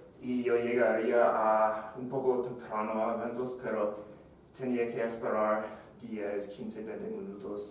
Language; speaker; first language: Spanish; non-native, fluent; English